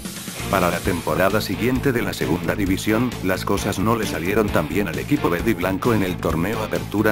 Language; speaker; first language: Spanish; native; Spanish